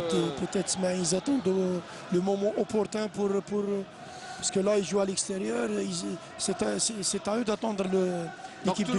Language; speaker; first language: French; non-native, local second language; Arabic